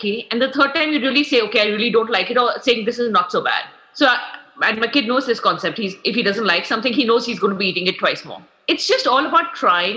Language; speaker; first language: English; non-native, local second language; Hindi